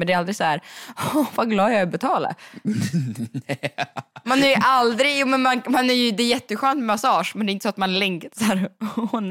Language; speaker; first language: Swedish; native; Swedish